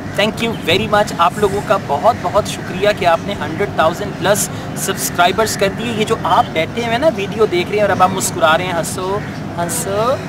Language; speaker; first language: Urdu; native; Urdu